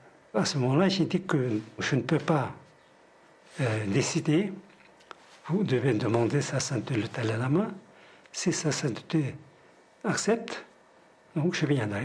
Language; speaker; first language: French; non-native, fluent; Tibetan